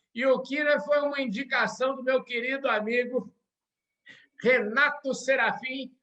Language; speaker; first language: Portuguese; native; Portuguese